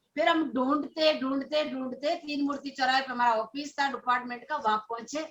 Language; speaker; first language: Hindi; non-native, local second language; Rajasthani